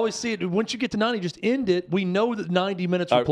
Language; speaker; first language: English; native; English